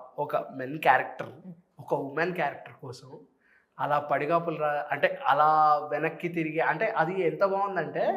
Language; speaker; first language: Telugu; native; Telugu